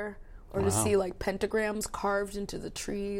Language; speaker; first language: English; native; English